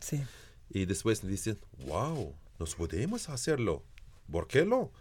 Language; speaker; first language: Spanish; non-native, learner; Arabic